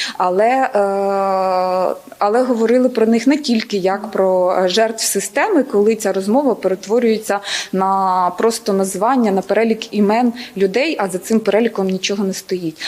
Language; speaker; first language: Ukrainian; native; Ukrainian